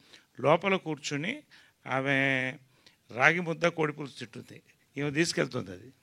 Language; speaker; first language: Telugu; native; Telugu